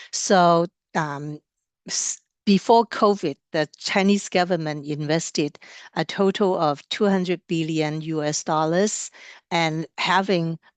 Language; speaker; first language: English; non-native, fluent; Chinese